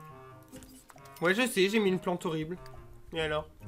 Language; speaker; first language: French; native; French